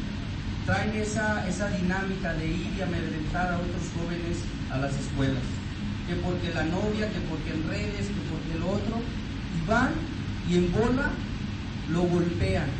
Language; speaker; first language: Spanish; native; Spanish